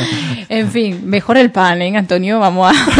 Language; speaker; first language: Spanish; native; Spanish